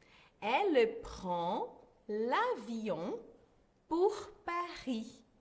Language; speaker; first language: French; non-native, fluent; Portuguese